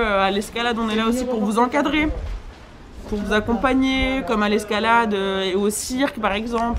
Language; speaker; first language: French; native; French